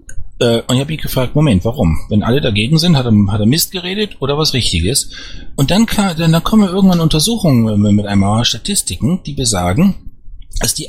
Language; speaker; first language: German; native; German